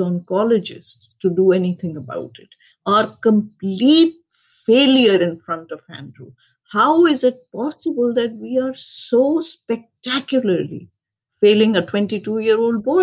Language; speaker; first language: English; non-native, local second language; Urdu